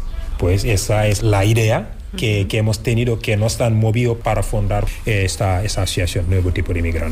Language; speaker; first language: Spanish; non-native, fluent; Wolof